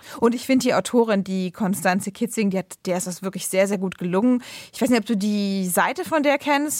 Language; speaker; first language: German; native; German